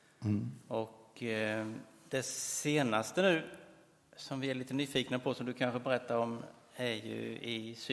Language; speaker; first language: Swedish; native; Swedish